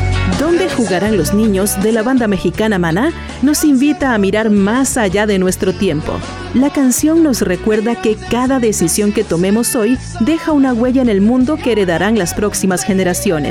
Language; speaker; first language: Spanish; native; Spanish